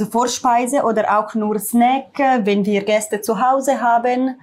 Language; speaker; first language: German; non-native, learner; Italian